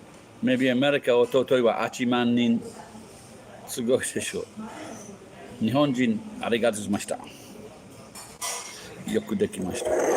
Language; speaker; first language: Japanese; non-native, learner; English